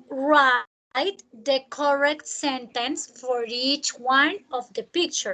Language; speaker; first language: English; non-native, fluent; Spanish